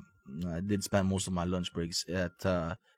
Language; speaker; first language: English; native; English